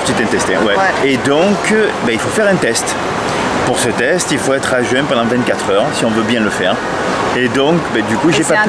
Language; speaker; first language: French; native; French